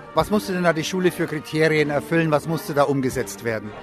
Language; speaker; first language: German; native; German